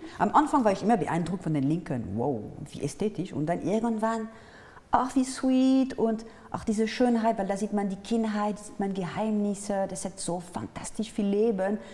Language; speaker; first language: German; non-native, fluent; French